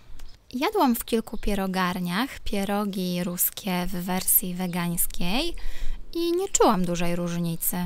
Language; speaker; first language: Polish; non-native, local second language; Ukrainian